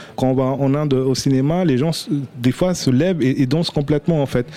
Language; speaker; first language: French; early bilingual, other home language; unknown